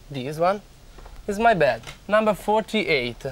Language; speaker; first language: English; non-native, learner; Italian